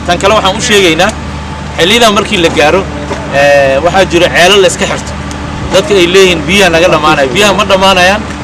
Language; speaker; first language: Somali; native; Somali